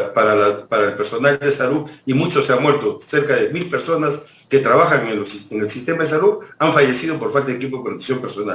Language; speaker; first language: Spanish; native; Spanish